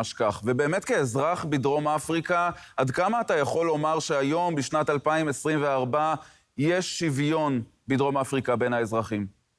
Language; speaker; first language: Hebrew; native; Hebrew